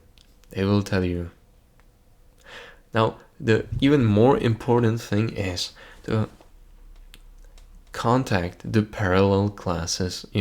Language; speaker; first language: English; non-native, fluent; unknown